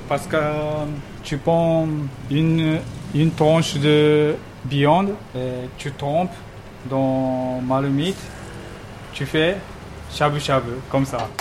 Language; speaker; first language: French; non-native, learner; Japanese